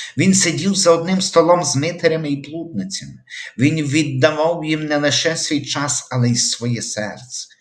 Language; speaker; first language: Ukrainian; native; Ukrainian